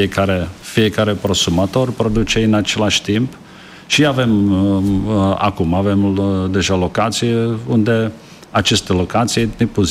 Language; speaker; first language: Romanian; non-native, learner; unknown